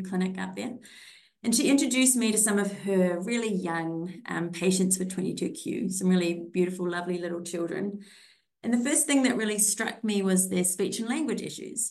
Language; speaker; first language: English; native; English